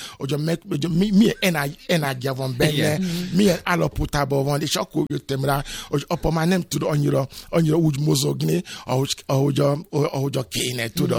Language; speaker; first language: Hungarian; non-native, fluent; Yoruba